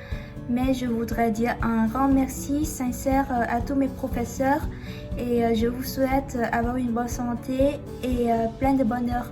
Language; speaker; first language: French; non-native, fluent; Vietnamese